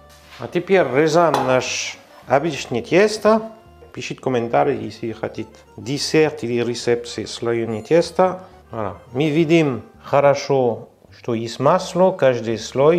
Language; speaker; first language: Russian; non-native, learner; French